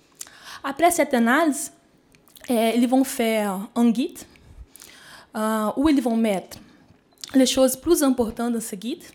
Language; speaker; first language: French; non-native, fluent; Portuguese